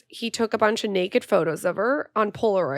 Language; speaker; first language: English; native; English